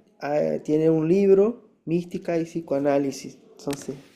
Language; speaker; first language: Spanish; non-native, fluent; Portuguese